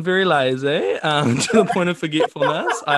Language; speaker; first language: English; native; English